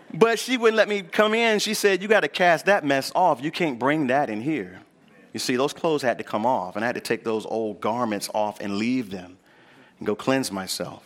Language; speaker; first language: English; native; English